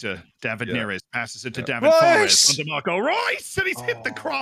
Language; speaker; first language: English; native; English